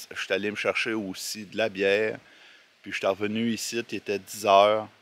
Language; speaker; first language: French; native; French